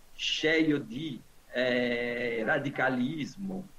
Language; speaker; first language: Portuguese; non-native, fluent; Italian